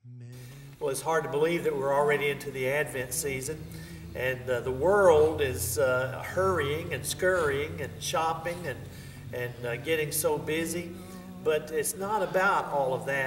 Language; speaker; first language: English; native; English